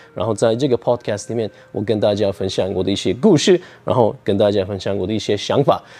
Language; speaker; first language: Chinese; non-native, fluent; Turkish